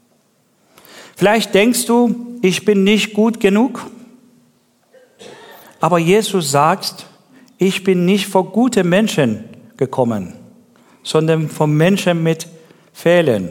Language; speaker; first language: German; non-native, learner; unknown